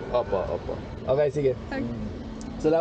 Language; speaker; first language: Filipino; non-native, fluent; English